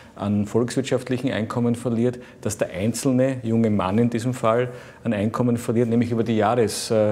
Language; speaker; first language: German; native; German